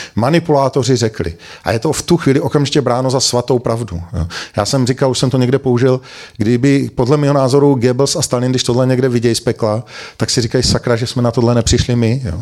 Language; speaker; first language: Czech; native; Czech